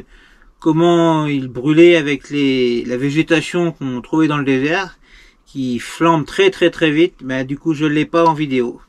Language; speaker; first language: French; native; French